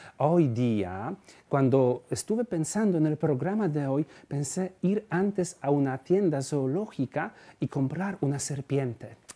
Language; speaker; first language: Spanish; non-native, fluent; Polish